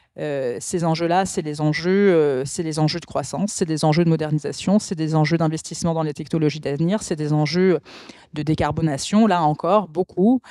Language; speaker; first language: French; native; French